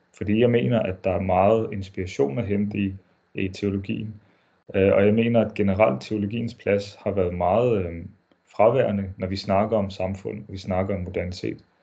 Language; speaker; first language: Danish; early bilingual, other home language; Arabic